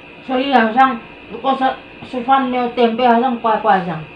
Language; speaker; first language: Chinese; non-native, learner; Indonesian